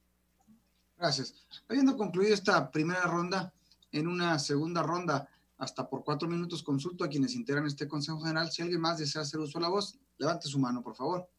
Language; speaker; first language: Spanish; native; Spanish